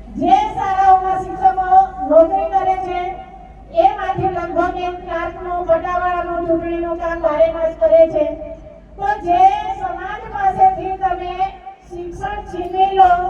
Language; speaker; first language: Gujarati; non-native, local second language; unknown